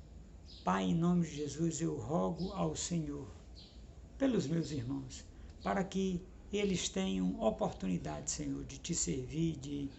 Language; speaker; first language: Portuguese; native; Portuguese